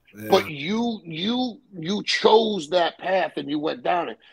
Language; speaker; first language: English; native; English